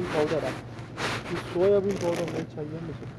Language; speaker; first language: Hindi; non-native, local second language; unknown